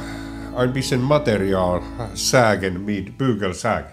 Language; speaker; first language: German; non-native, learner; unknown